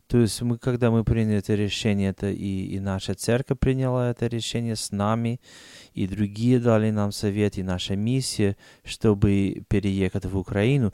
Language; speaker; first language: Russian; non-native, fluent; English